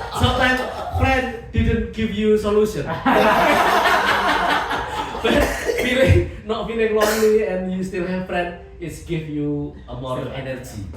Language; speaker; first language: English; non-native, learner; Indonesian